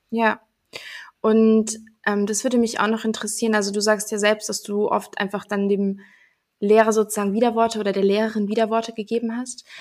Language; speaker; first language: German; native; German